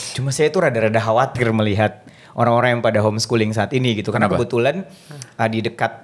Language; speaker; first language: Indonesian; native; Indonesian